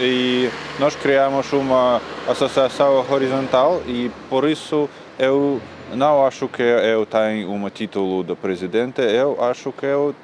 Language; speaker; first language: Portuguese; non-native, learner; Russian